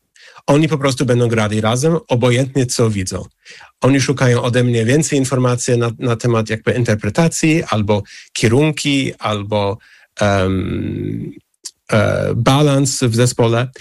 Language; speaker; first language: Polish; non-native, fluent; English